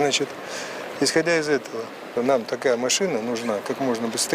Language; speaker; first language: Russian; native; Russian